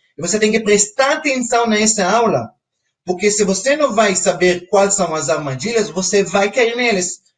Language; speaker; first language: Portuguese; non-native, fluent; Hebrew